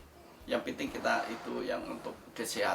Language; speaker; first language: Indonesian; non-native, fluent; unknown